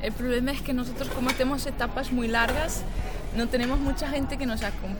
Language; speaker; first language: Spanish; non-native, fluent; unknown